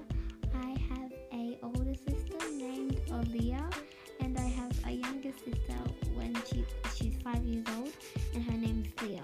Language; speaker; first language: English; native; English